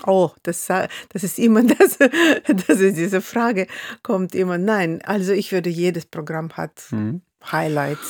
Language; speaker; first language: German; non-native, fluent; Russian